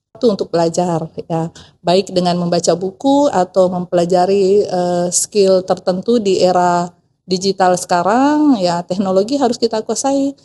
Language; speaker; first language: Indonesian; native; Indonesian